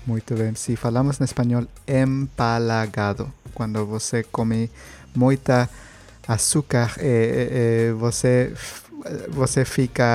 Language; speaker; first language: Portuguese; non-native, learner; Spanish